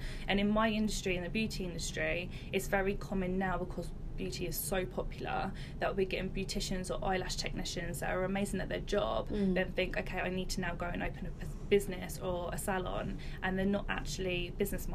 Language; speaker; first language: English; native; English